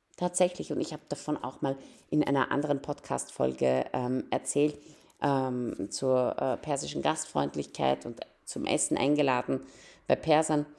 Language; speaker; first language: German; early bilingual, other home language; Persian